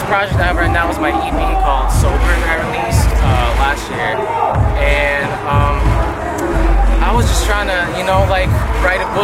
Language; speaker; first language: English; non-native, fluent; Russian